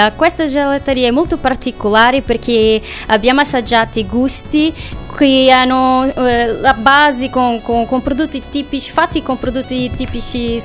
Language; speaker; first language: Italian; non-native, learner; Portuguese